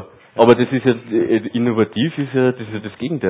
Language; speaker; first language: German; native; German